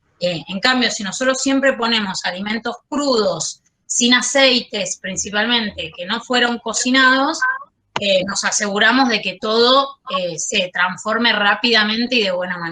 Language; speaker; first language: Spanish; native; Spanish